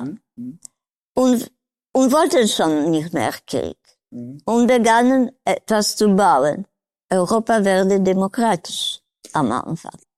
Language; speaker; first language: German; non-native, learner; Polish